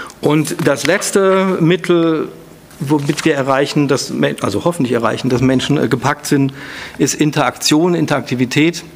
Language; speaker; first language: German; native; German